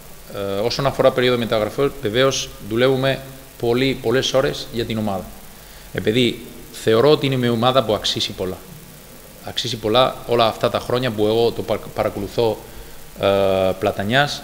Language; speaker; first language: Greek; non-native, fluent; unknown